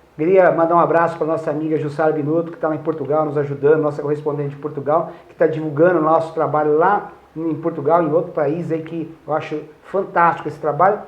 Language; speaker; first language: Portuguese; native; Portuguese